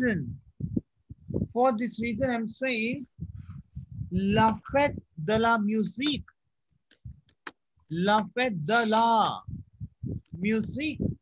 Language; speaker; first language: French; non-native, fluent; Hindi